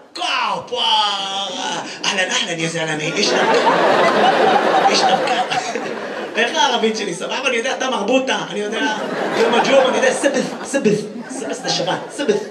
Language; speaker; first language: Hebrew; native; Hebrew